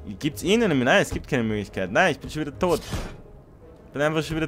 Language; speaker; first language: German; native; German